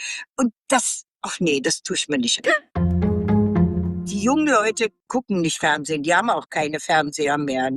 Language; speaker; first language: German; native; German